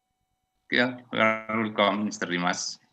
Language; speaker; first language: English; non-native, fluent; Indonesian